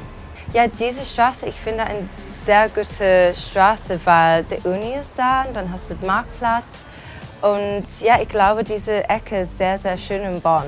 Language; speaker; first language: German; non-native, fluent; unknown